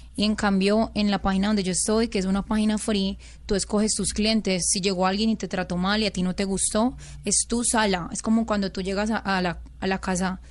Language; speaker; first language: Spanish; native; Spanish